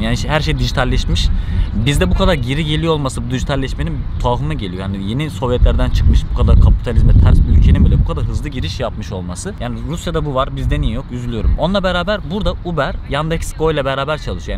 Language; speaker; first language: Turkish; native; Turkish